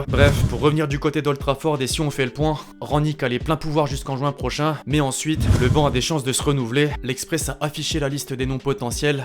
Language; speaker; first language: French; native; French